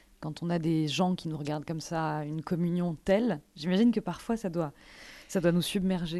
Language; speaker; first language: French; native; French